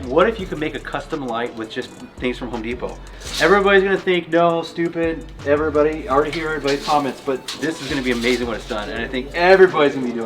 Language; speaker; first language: English; native; English